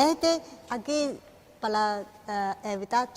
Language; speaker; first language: Spanish; non-native, learner; Chinese